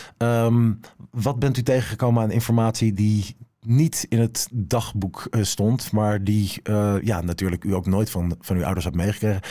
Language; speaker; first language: Dutch; native; Dutch